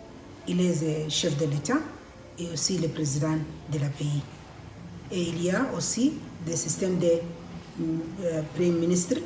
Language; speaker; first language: French; non-native, learner; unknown